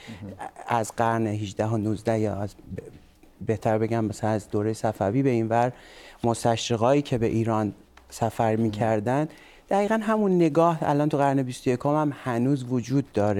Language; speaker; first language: Persian; native; Persian